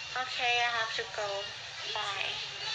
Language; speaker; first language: English; non-native, learner; Thai